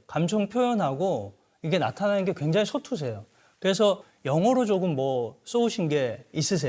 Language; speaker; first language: Korean; native; Korean